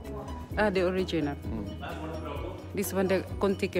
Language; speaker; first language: English; non-native, learner; Filipino